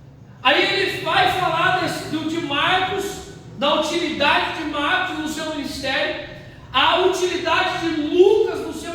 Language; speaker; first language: Portuguese; native; Portuguese